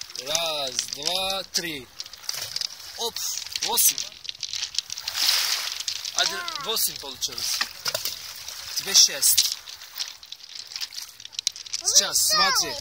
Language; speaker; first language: Russian; non-native, learner; Turkish